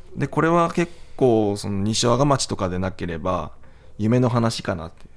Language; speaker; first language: Japanese; native; Japanese